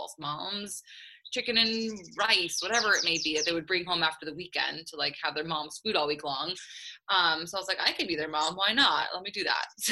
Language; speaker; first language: English; native; English